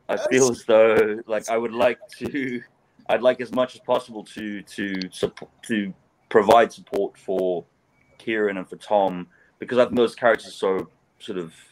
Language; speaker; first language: English; native; English